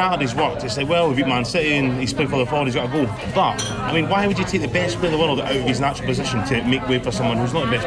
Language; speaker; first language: English; native; English